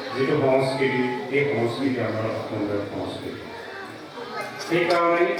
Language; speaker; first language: Assamese; non-native, local second language; Mising